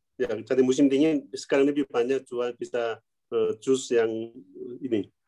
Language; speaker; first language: Indonesian; non-native, learner; Korean